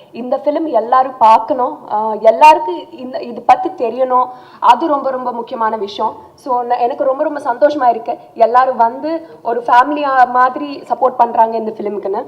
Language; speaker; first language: Tamil; non-native, learner; Telugu